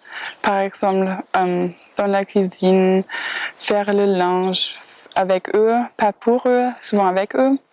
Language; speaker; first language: French; non-native, fluent; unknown